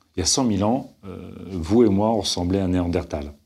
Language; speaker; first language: French; native; French